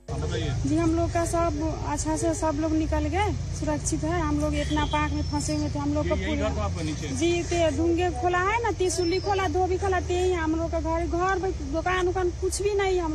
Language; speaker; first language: Hindi; non-native, local second language; Bhojpuri